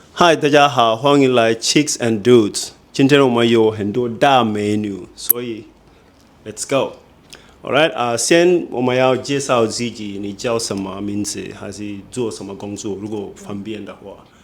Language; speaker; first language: Chinese; non-native, fluent; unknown